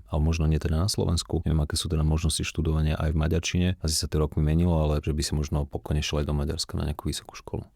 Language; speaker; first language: Slovak; native; Slovak